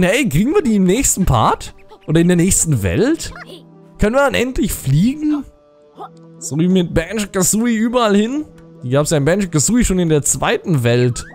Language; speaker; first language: German; native; German